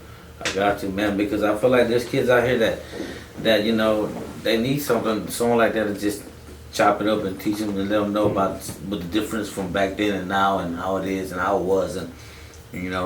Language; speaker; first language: English; native; English